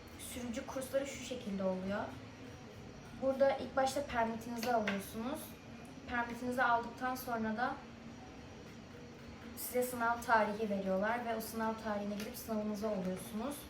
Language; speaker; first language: Turkish; early bilingual, other home language; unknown